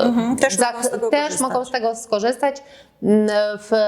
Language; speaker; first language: Polish; native; Polish